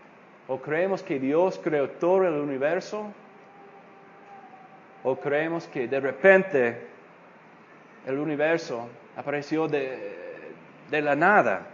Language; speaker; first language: Spanish; non-native, fluent; English